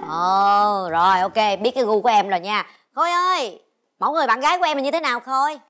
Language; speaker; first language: Vietnamese; native; Vietnamese